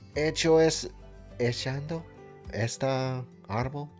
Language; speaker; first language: Spanish; non-native, learner; English